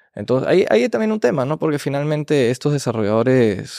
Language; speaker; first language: Spanish; early bilingual, heritage; Spanish